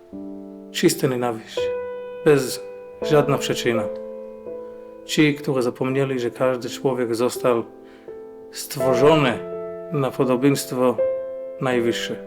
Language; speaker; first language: Polish; non-native, fluent; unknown